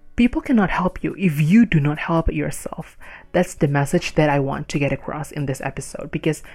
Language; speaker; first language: English; non-native, fluent; Indonesian